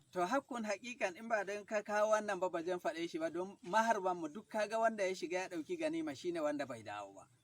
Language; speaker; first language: Hausa; non-native, local second language; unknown